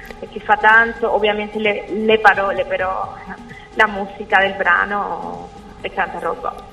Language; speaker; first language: Italian; non-native, fluent; Spanish